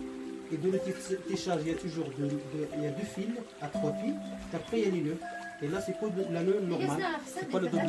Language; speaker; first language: French; non-native, local second language; Arabic